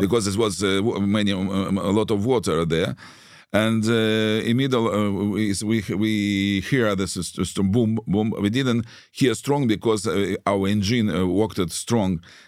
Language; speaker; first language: English; non-native, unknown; Russian